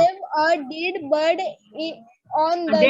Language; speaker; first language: English; non-native, learner; Hindi